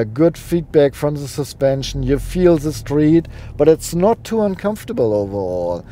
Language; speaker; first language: English; non-native, fluent; German